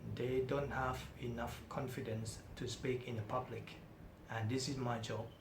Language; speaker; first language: English; non-native, fluent; Thai